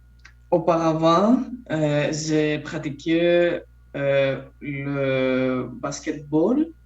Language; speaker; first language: French; non-native, fluent; Polish